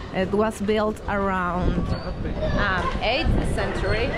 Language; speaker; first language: English; non-native, fluent; Spanish